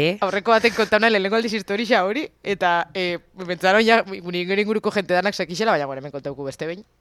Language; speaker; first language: Basque; native; Basque